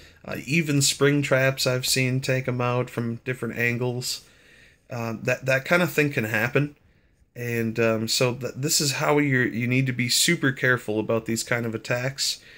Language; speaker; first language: English; native; English